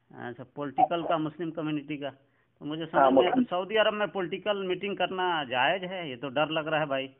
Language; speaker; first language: Hindi; native; Hindi